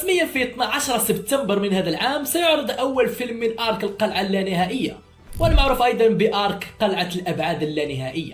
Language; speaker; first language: Arabic; native; Arabic